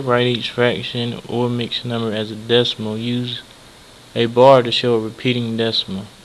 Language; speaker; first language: English; native; English